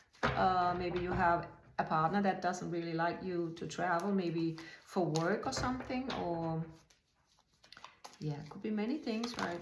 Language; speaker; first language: English; non-native, fluent; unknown